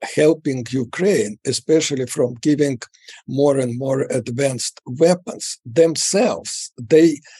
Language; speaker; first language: English; non-native, fluent; Russian